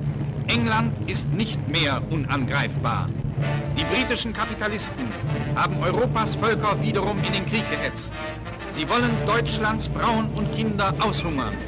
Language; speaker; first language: German; native; German